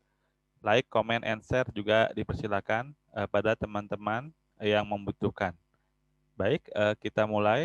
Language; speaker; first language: Indonesian; native; Indonesian